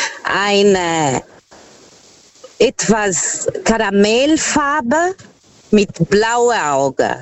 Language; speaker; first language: German; non-native, fluent; Portuguese